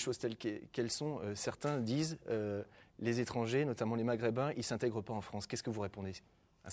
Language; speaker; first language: French; native; French